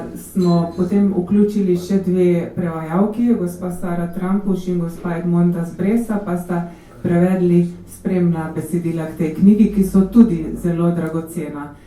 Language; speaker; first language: Slovenian; native; Slovenian